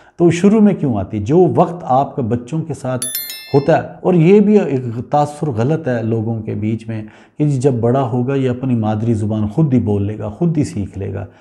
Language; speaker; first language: Urdu; non-native, local second language; Punjabi